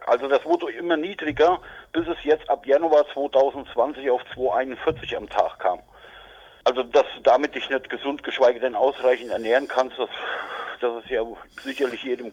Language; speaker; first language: German; native; German